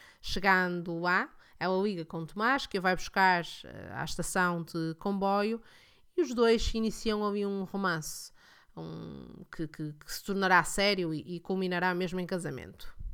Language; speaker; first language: Portuguese; native; Portuguese